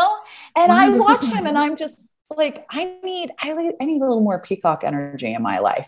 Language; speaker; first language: English; native; English